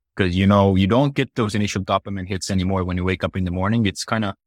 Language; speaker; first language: English; non-native, fluent; Estonian